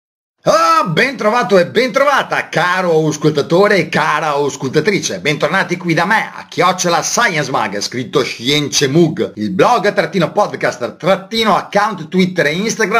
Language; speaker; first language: Italian; native; Italian